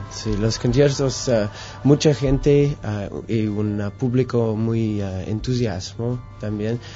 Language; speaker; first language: Spanish; non-native, learner; English